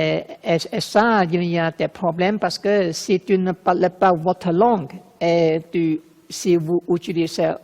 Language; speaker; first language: French; non-native, fluent; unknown